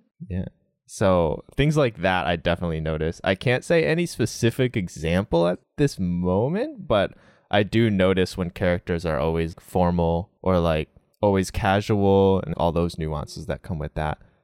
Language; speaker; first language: English; native; English